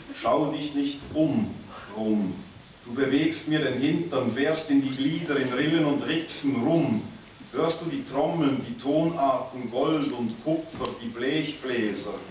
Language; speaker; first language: German; native; German